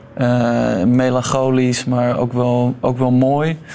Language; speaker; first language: Dutch; native; Dutch